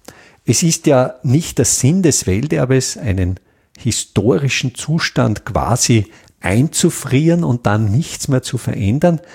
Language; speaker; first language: German; native; German